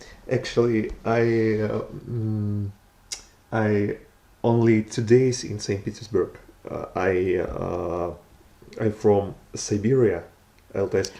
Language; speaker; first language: English; non-native, learner; Russian